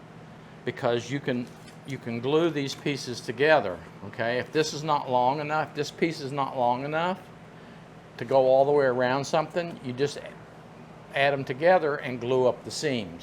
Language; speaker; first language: English; native; English